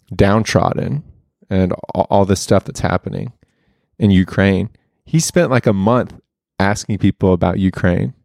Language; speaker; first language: English; native; English